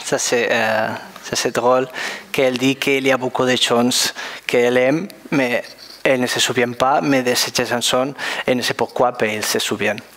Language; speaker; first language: French; non-native, learner; Spanish